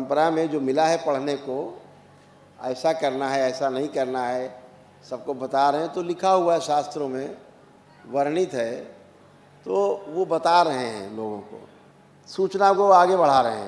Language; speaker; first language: Hindi; native; Hindi